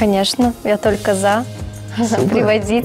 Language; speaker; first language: Russian; native; Russian